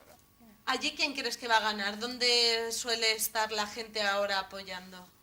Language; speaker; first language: Spanish; native; Spanish